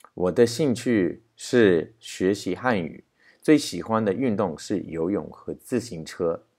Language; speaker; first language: Chinese; non-native, fluent; English